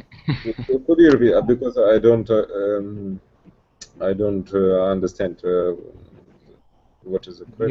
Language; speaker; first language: English; non-native, learner; Russian